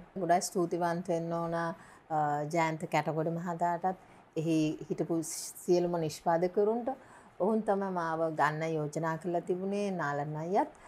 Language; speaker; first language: Sinhala; native; Sinhala